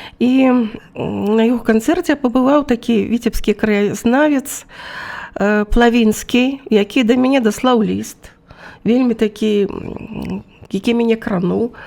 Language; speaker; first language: Belarusian; native; Belarusian